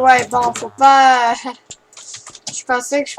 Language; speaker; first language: French; native; French